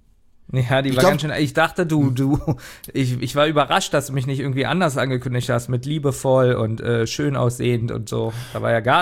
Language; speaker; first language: German; native; German